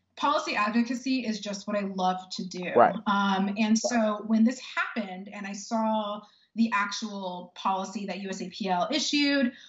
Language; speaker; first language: English; native; English